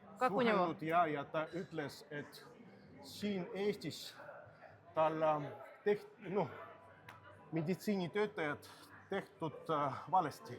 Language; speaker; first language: Estonian; non-native, local second language; Russian